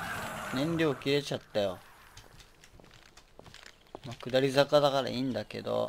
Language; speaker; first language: Japanese; native; Japanese